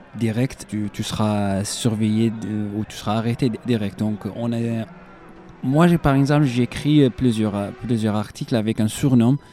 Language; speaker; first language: French; non-native, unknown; Arabic